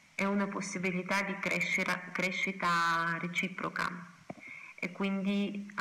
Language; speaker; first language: Italian; non-native, fluent; Kazakh